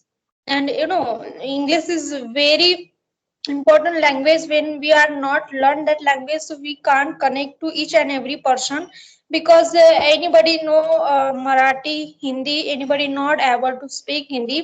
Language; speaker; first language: English; non-native, learner; Marathi